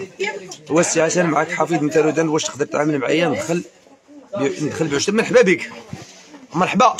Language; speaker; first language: Arabic; native; Arabic